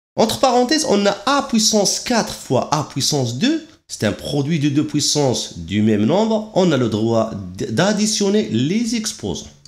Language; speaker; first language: French; non-native, local second language; Arabic